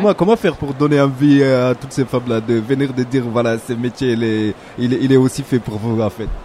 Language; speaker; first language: French; native; French